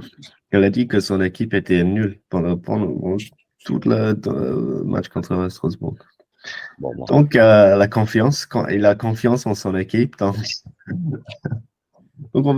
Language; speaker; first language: French; non-native, fluent; English